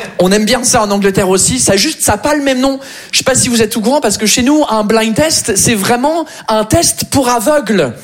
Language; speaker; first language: French; non-native, fluent; English